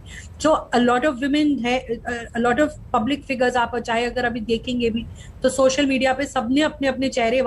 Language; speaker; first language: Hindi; native; Hindi